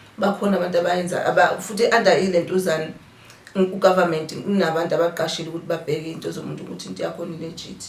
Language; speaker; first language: Zulu; native; Zulu